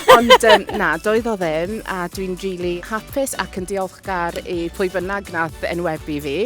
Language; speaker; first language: Welsh; non-native, local second language; English